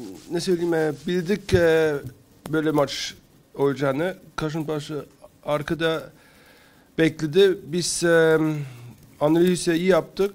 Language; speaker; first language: Turkish; early bilingual, heritage; Turkish